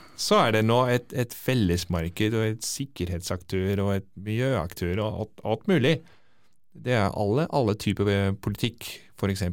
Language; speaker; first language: Norwegian; non-native, fluent; Dutch